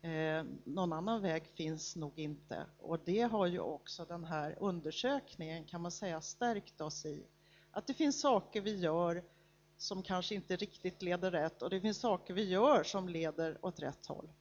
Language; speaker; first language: Swedish; native; Swedish